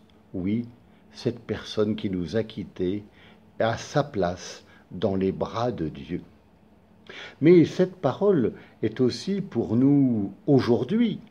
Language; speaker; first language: French; native; French